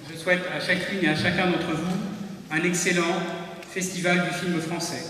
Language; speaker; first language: French; native; French